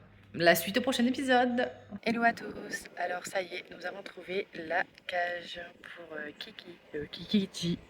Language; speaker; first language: French; native; French